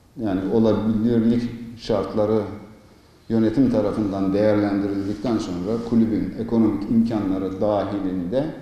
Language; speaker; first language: Turkish; native; Turkish